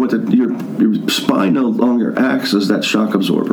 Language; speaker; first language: English; native; English